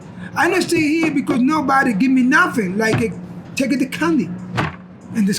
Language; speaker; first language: English; non-native, learner; Spanish